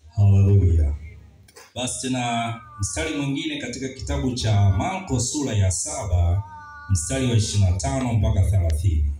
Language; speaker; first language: Swahili; native; Swahili